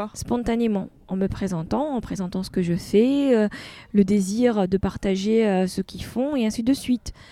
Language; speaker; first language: French; non-native, local second language; Arabic